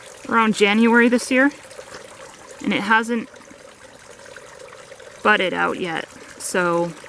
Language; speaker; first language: English; native; English